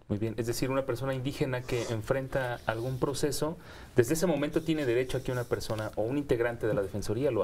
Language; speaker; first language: Spanish; native; Spanish